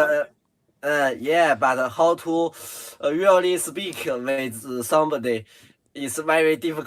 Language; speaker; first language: English; non-native, learner; Chinese